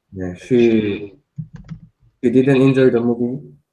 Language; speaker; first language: English; non-native, learner; Korean